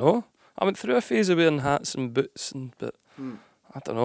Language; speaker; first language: English; native; English